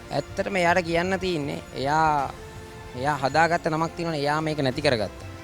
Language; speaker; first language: Sinhala; native; Sinhala